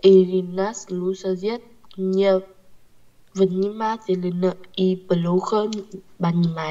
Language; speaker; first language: Russian; non-native, learner; Vietnamese